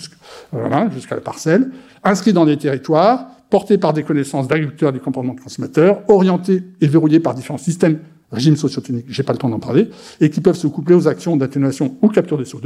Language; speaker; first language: French; native; French